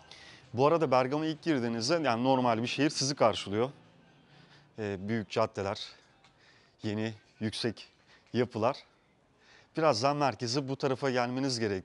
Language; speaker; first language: Turkish; native; Turkish